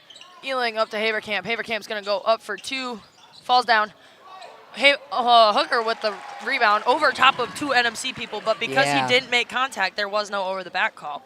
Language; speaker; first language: English; native; English